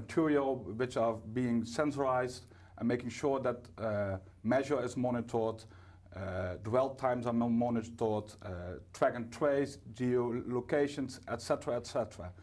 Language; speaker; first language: English; non-native, fluent; Dutch